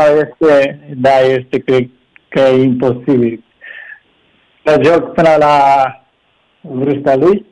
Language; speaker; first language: Romanian; non-native, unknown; Japanese